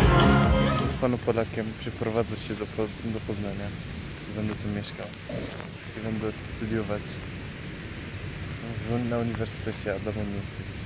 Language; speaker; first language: Polish; non-native, fluent; Persian